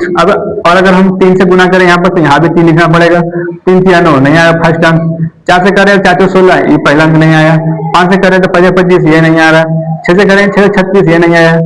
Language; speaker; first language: Hindi; native; Hindi